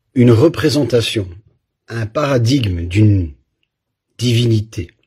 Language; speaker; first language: French; native; French